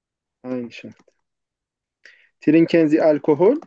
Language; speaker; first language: German; non-native, fluent; Turkish